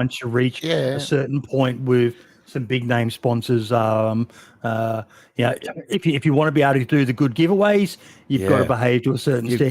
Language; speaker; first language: English; native; English